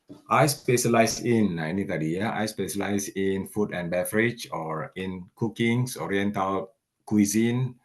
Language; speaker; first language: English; non-native, fluent; Indonesian